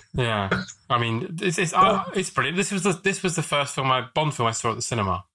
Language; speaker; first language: English; native; English